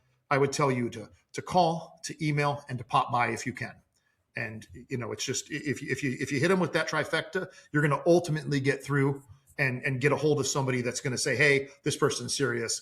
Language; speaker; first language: English; native; English